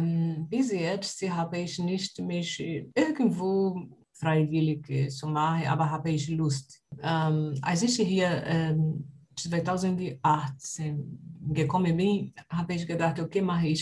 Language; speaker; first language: German; non-native, learner; Portuguese